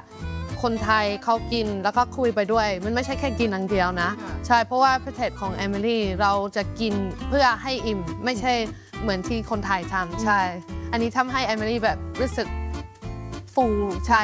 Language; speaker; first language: Thai; non-native, fluent; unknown